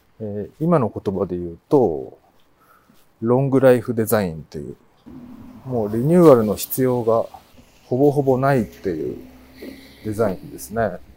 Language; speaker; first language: Japanese; native; Japanese